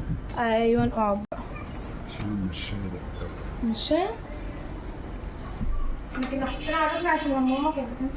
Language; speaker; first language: Arabic; native; Arabic